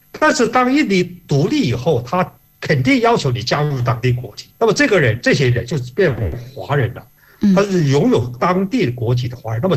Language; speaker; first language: Chinese; non-native, local second language; Hakka Chinese